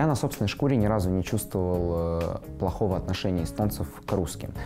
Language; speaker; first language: Russian; native; Russian